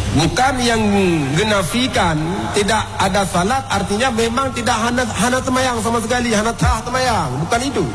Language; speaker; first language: Indonesian; non-native, local second language; Achinese